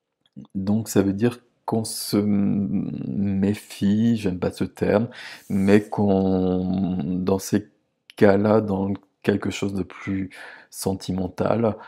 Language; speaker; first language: French; native; French